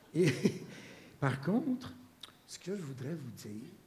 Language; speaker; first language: French; native; French